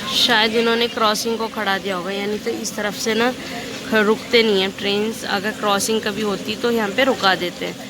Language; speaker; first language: Hindi; non-native, local second language; Urdu